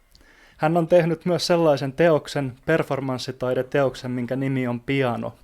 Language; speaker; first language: Finnish; native; Finnish